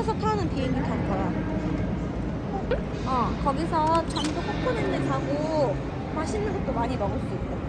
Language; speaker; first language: Korean; native; Korean